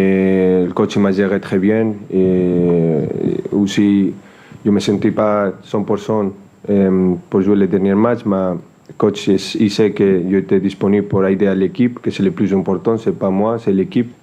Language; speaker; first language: French; non-native, fluent; Spanish